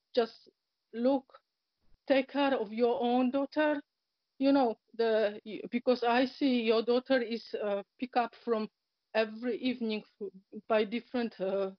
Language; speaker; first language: English; non-native, learner; Polish